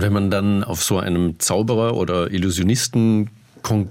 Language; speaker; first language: German; native; German